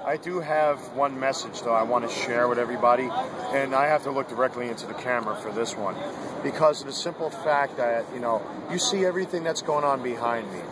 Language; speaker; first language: English; native; English